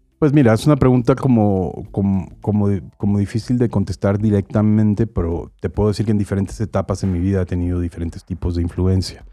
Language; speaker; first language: Spanish; native; Spanish